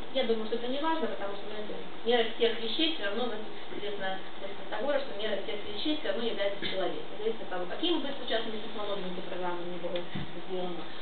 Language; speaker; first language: Russian; non-native, local second language; Ukrainian